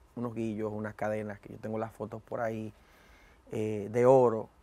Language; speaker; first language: Spanish; native; Spanish